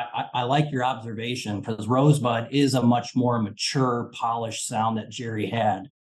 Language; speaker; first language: English; native; English